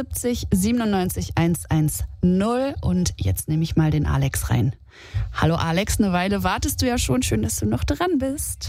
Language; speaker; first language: German; native; German